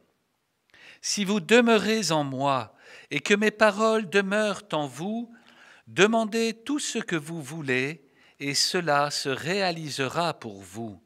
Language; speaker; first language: French; native; French